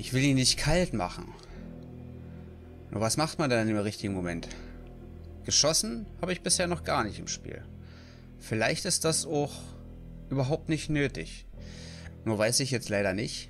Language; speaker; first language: German; native; German